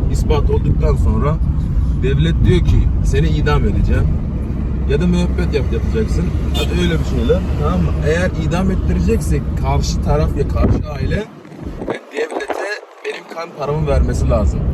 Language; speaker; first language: Turkish; non-native, fluent; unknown